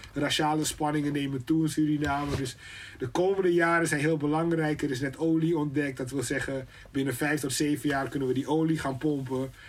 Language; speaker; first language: Dutch; native; Dutch